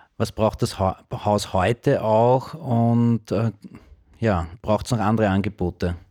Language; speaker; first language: German; native; German